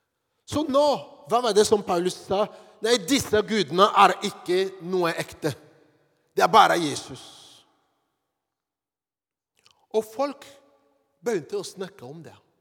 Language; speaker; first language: Norwegian; non-native, fluent; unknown